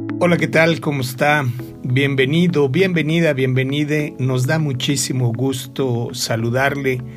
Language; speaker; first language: Spanish; native; Spanish